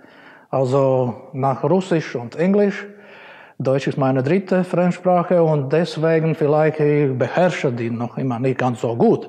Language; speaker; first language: German; non-native, fluent; Latvian